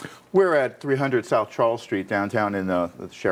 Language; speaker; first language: English; native; English